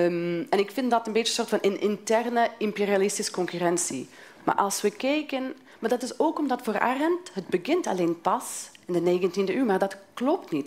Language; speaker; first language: Dutch; non-native, fluent; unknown